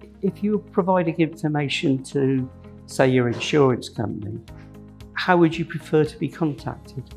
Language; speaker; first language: English; native; English